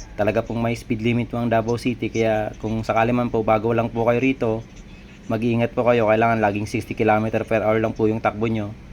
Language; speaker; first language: Filipino; non-native, local second language; Bikol